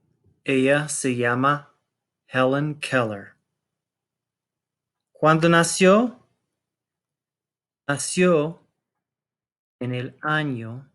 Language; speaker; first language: Spanish; non-native, fluent; English